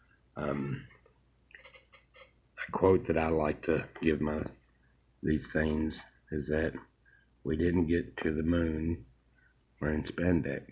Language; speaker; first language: English; native; English